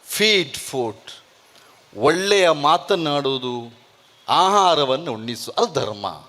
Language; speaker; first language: Kannada; non-native, local second language; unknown